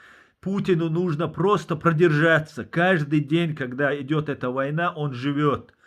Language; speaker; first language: Russian; non-native, local second language; Chechen